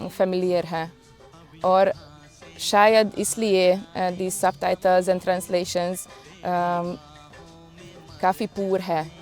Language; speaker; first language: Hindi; non-native, learner; Hungarian